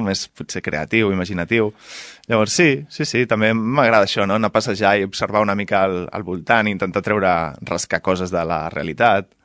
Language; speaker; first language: Catalan; non-native, local second language; Spanish